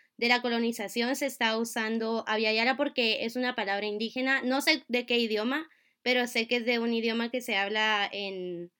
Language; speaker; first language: Spanish; native; Spanish